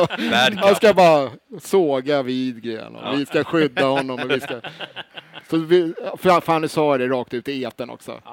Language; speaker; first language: Swedish; native; Swedish